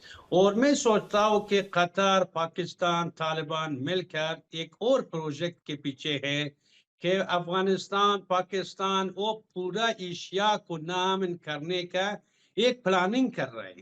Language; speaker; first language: Hindi; non-native, fluent; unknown